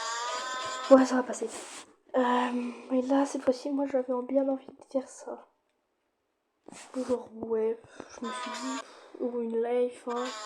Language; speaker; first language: French; native; French